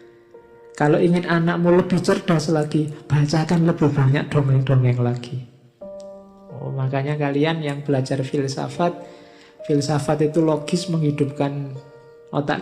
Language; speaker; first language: Indonesian; native; Indonesian